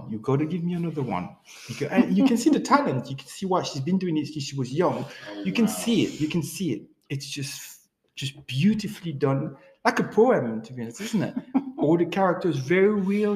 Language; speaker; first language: English; non-native, fluent; French